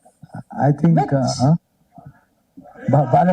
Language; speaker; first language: Telugu; non-native, learner; Kannada